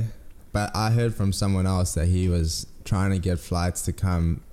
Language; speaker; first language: English; native; English